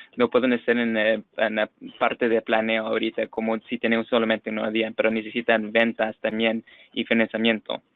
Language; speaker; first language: Spanish; non-native, fluent; English